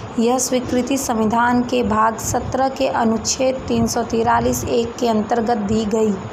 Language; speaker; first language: Hindi; native; Hindi